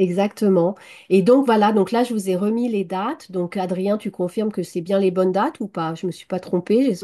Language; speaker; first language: French; native; French